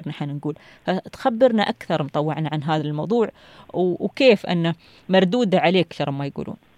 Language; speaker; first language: Arabic; native; Arabic